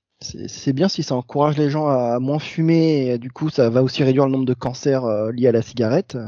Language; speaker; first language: French; native; French